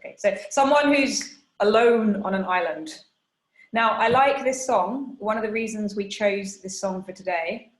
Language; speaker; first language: English; non-native, fluent; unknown